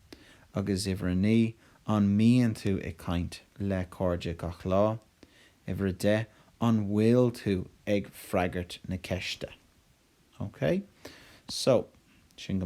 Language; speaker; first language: Irish; non-native, local second language; English